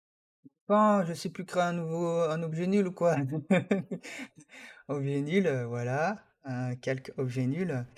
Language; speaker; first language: French; native; French